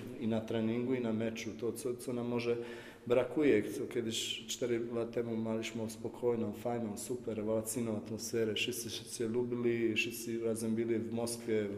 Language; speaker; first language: Polish; non-native, fluent; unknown